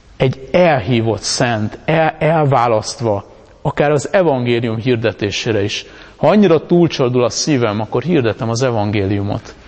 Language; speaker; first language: Hungarian; native; Hungarian